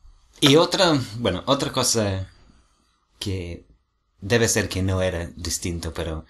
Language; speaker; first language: Spanish; non-native, fluent; English